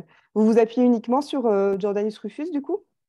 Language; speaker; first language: French; native; French